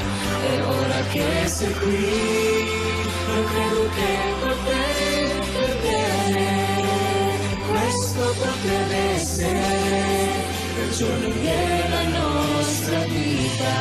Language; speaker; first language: Italian; non-native, learner; Filipino